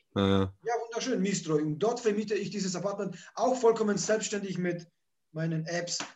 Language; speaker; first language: German; early bilingual, other home language; Polish